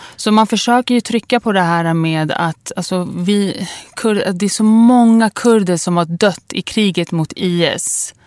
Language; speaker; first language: Swedish; early bilingual, other home language; Kurdish